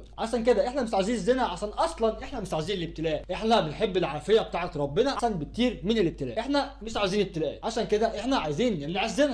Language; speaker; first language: Arabic; native; Arabic